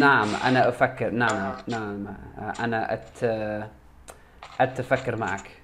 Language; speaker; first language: Arabic; non-native, learner; English